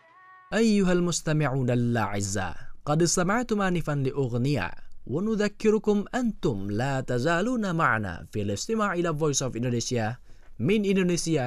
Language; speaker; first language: Arabic; non-native, fluent; Indonesian